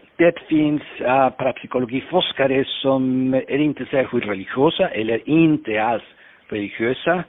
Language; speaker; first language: Swedish; non-native, fluent; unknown